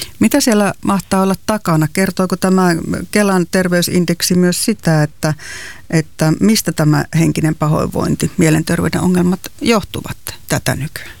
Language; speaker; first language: Finnish; native; Finnish